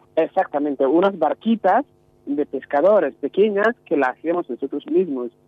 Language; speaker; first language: Spanish; non-native, fluent; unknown